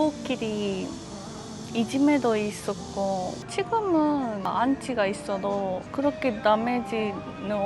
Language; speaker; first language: Korean; non-native, fluent; Japanese